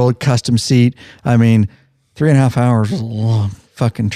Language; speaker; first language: English; native; English